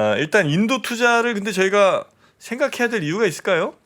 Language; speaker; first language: Korean; native; Korean